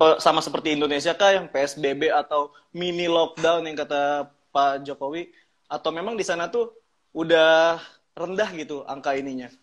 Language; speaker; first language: Indonesian; native; Indonesian